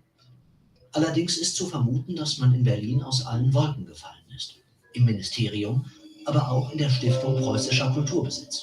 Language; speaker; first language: German; native; German